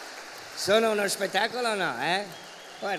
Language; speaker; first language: Italian; native; Italian